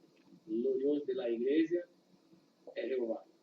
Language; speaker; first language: Spanish; non-native, learner; Portuguese